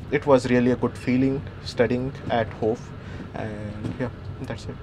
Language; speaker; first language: English; non-native, local second language; Marathi